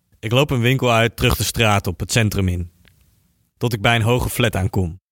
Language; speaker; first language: Dutch; native; Dutch